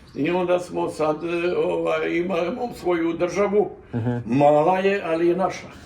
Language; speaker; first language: Croatian; native; Croatian